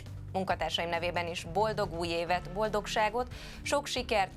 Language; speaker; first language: Hungarian; native; Hungarian